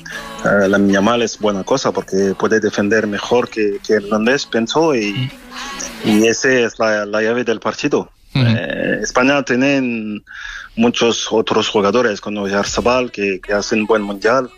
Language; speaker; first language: Spanish; non-native, fluent; French